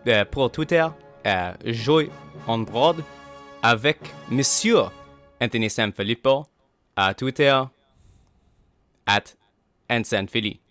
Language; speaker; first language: French; non-native, learner; English